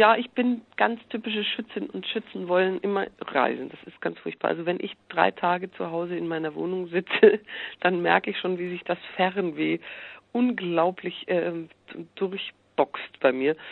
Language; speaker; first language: German; native; German